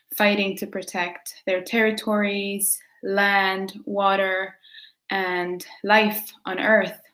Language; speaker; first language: English; early bilingual, other home language; Quechua